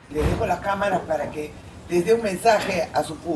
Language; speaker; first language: Spanish; native; Spanish